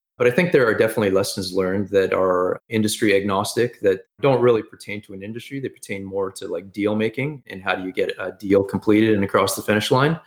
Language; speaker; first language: English; native; English